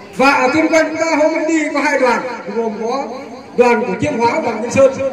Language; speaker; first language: Vietnamese; non-native, local second language; Iu Mien